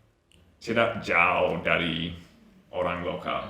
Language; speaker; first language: Indonesian; non-native, learner; English